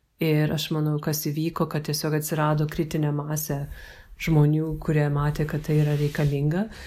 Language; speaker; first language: Lithuanian; early bilingual, heritage; Lithuanian